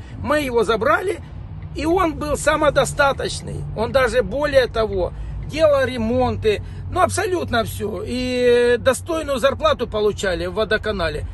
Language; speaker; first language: Russian; native; Russian